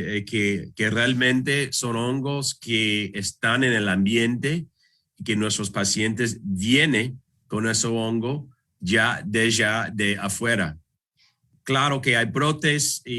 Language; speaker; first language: Spanish; non-native, fluent; English